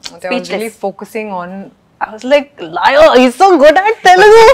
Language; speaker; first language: Telugu; non-native, fluent; Hindi